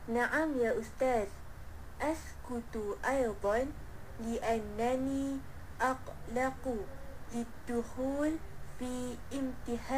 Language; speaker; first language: Arabic; non-native, learner; Malay